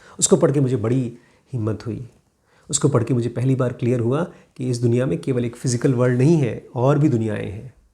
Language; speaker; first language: Hindi; native; Hindi